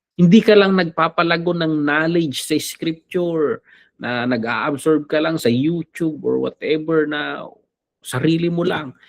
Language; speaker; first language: Filipino; non-native, local second language; Iloko